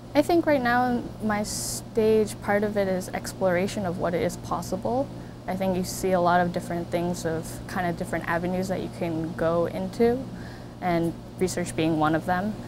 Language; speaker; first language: English; native; English